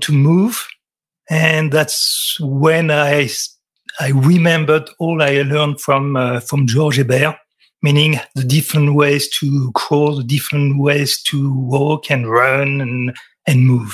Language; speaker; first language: English; non-native, fluent; French